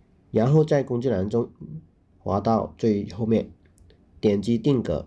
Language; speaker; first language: Chinese; native; Chinese